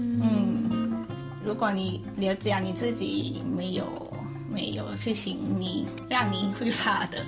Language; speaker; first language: Chinese; non-native, learner; Thai